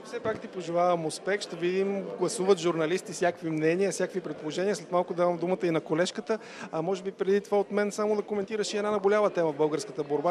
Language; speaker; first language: Bulgarian; native; Bulgarian